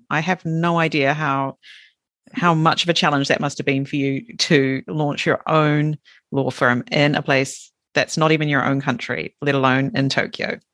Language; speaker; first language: English; native; English